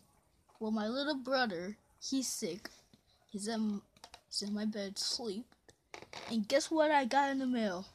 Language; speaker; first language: English; native; English